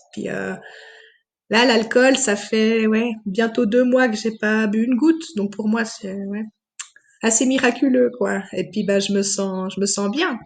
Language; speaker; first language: French; native; French